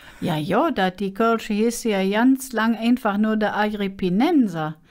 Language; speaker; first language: German; native; German